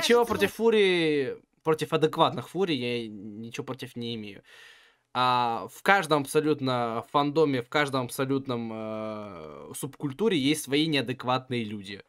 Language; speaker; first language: Russian; native; Russian